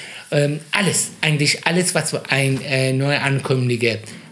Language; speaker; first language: German; non-native, fluent; Persian